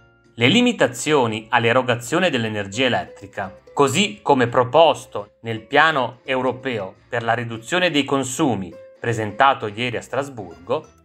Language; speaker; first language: Italian; native; Italian